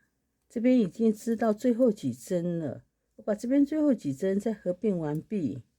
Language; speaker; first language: Chinese; native; Chinese